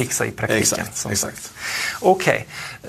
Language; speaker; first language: Swedish; non-native, fluent; Polish